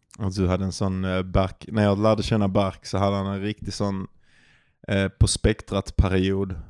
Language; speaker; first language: Swedish; native; Swedish